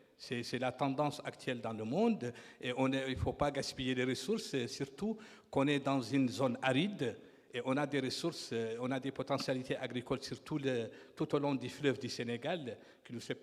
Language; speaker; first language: French; non-native, local second language; Arabic